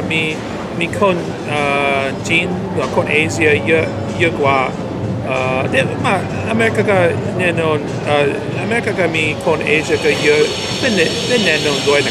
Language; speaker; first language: Thai; non-native, fluent; English